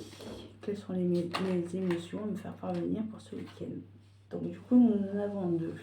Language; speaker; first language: French; native; French